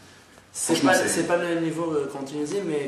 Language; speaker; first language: French; non-native, local second language; Arabic